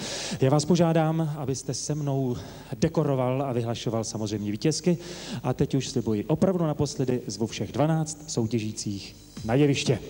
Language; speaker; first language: Czech; native; Czech